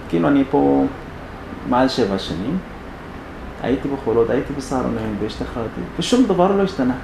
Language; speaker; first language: Hebrew; non-native, fluent; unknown